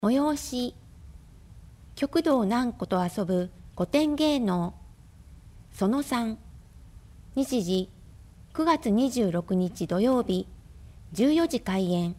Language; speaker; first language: Japanese; native; Japanese